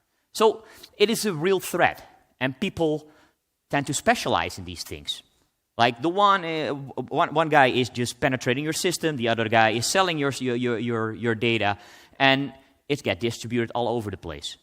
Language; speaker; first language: English; non-native, fluent; Dutch